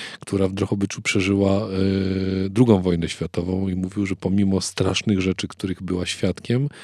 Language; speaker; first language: Polish; native; Polish